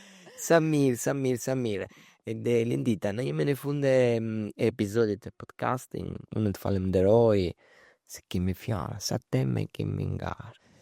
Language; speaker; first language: Albanian; early bilingual, heritage; Albanian